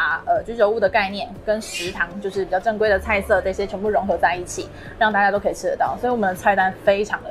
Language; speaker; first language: Chinese; native; Chinese